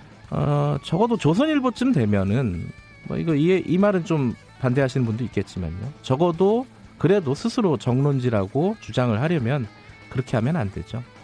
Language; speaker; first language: Korean; native; Korean